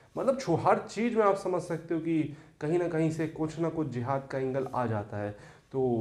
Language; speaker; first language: Hindi; native; Hindi